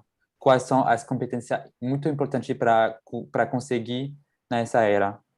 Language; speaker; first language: Portuguese; non-native, fluent; French